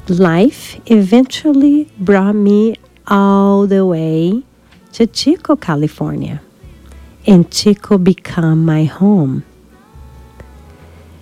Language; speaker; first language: English; non-native, fluent; Portuguese